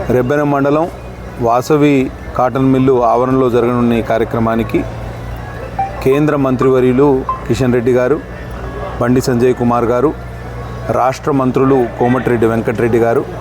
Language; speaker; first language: Telugu; native; Telugu